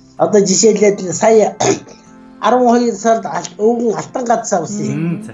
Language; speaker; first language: Mongolian; native; Mongolian